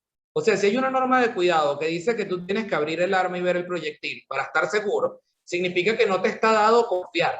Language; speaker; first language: Spanish; native; Spanish